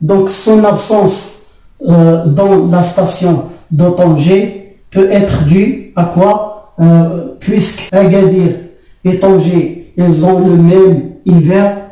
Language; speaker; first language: French; non-native, local second language; Arabic